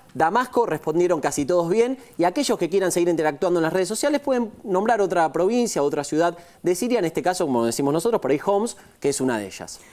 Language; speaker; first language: Spanish; native; Spanish